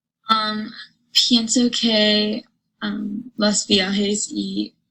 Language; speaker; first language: Spanish; non-native, learner; English